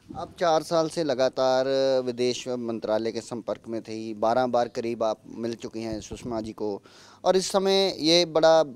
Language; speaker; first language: Hindi; non-native, local second language; Punjabi